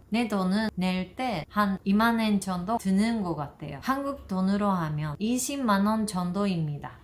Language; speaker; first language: Korean; non-native, learner; Japanese